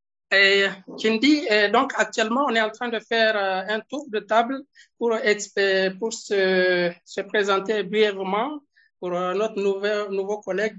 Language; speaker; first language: French; non-native, local second language; Arabic